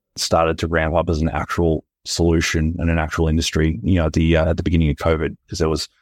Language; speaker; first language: English; native; English